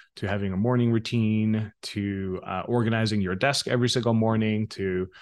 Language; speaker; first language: English; non-native, fluent; Dutch